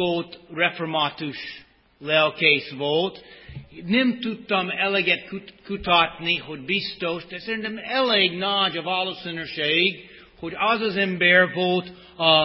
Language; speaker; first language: Hungarian; non-native, fluent; English